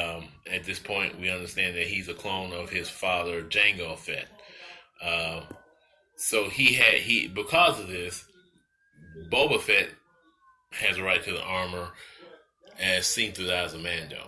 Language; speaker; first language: English; native; English